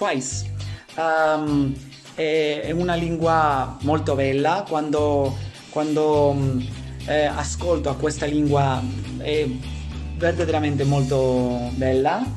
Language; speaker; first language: Italian; non-native, learner; Greek